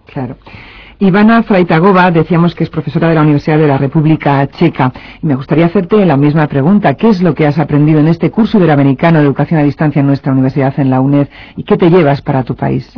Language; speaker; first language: Spanish; native; Spanish